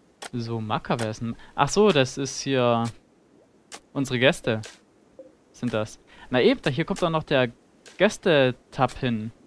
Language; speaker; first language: German; native; German